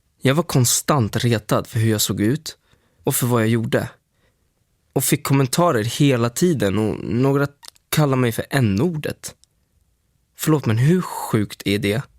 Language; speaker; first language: Swedish; early bilingual, other home language; Spanish